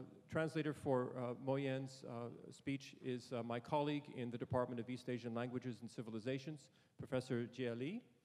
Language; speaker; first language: English; native; English